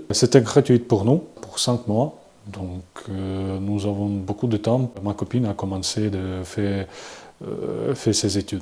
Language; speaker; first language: French; non-native, learner; Ukrainian